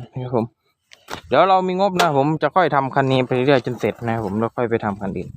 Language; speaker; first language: Thai; native; Thai